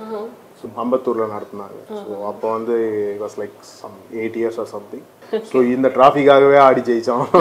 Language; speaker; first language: Tamil; native; Tamil